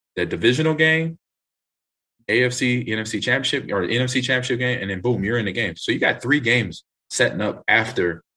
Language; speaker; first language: English; native; English